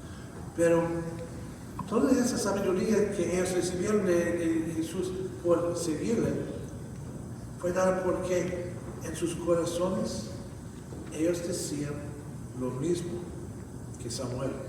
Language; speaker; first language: Spanish; non-native, fluent; English